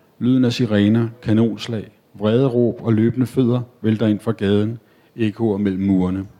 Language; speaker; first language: Danish; native; Danish